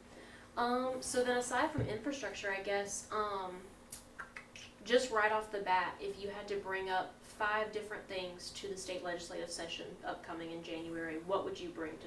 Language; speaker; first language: English; native; English